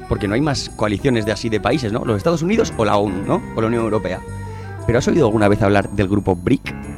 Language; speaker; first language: Spanish; native; Spanish